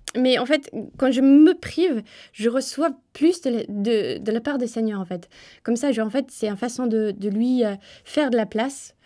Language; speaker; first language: French; non-native, fluent; English